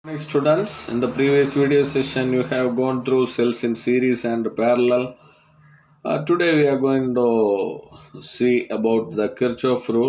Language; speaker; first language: English; non-native, local second language; Tamil